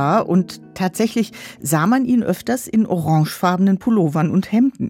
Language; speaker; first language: German; native; German